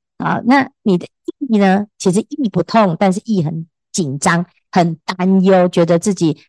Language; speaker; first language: Chinese; native; Chinese